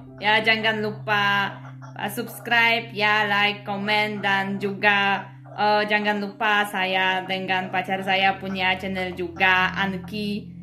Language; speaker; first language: Indonesian; non-native, learner; Polish